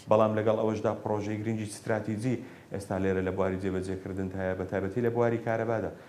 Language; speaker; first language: Central Kurdish; native; Central Kurdish